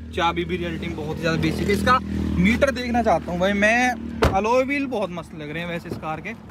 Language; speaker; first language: Hindi; native; Hindi